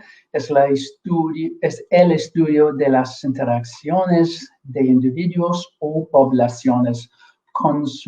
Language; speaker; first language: Spanish; non-native, fluent; English